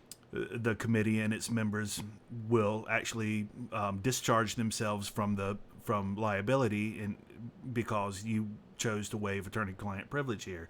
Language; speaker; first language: English; native; English